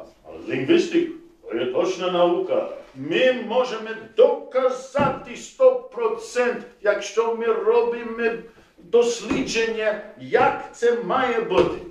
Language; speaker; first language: Ukrainian; non-native, learner; English